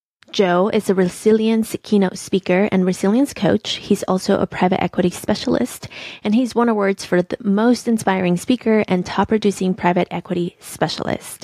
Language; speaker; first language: English; early bilingual, other home language; Spanish